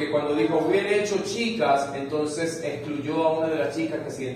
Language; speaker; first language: Spanish; native; Spanish